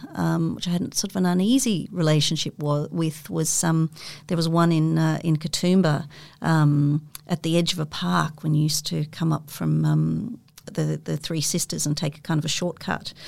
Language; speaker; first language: English; native; English